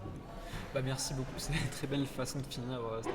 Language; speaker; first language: French; native; French